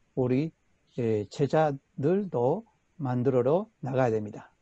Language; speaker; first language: Korean; non-native, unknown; Spanish